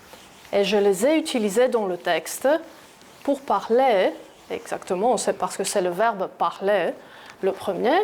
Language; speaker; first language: French; non-native, fluent; Greek